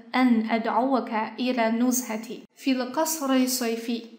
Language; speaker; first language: Arabic; non-native, fluent; Chinese